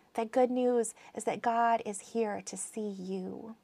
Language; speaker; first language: English; native; English